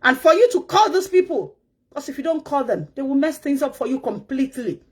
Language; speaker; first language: English; non-native, local second language; Yoruba